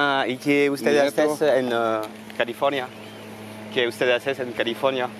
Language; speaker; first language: Spanish; non-native, learner; French